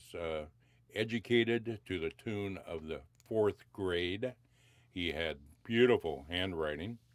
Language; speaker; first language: English; native; English